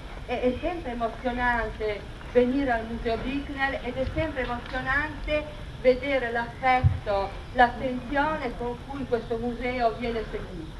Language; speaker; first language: Italian; native; Italian